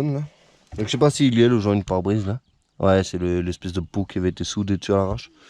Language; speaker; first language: French; native; French